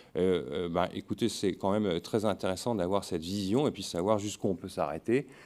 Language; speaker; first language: French; native; French